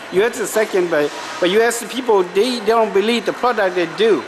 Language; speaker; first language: English; non-native, learner; Hmong